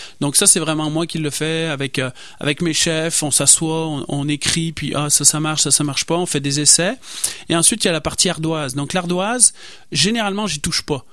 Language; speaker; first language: French; native; French